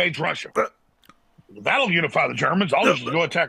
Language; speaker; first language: English; native; English